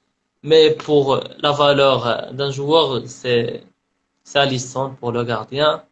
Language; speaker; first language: French; non-native, local second language; Arabic